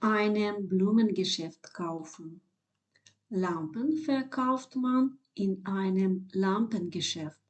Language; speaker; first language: German; non-native, fluent; Ukrainian